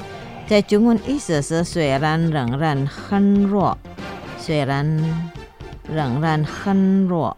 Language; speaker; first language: Chinese; non-native, learner; Indonesian